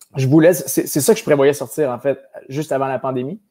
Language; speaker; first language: French; native; French